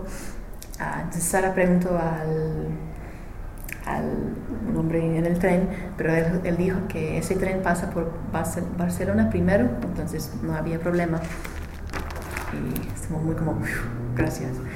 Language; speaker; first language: Spanish; non-native, learner; English